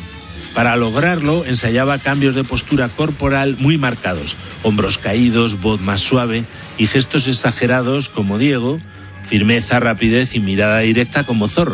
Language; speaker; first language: Spanish; native; Spanish